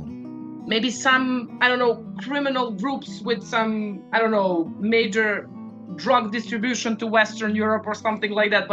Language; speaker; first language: English; non-native, fluent; Serbian